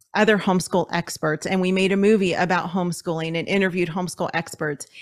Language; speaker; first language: English; native; English